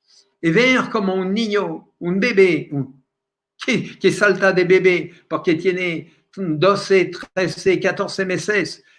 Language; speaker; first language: Spanish; non-native, fluent; French